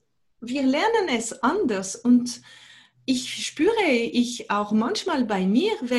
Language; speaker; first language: German; non-native, fluent; French